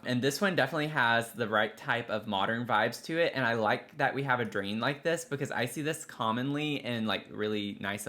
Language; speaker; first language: English; native; English